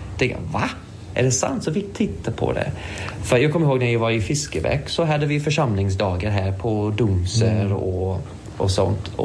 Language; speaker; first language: Swedish; non-native, fluent; English